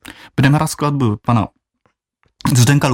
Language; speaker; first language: Czech; non-native, fluent; Japanese